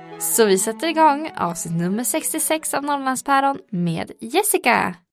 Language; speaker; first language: Swedish; native; Swedish